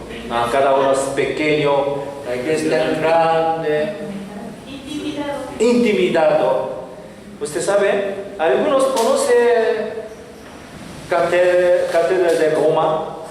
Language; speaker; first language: Spanish; non-native, learner; Korean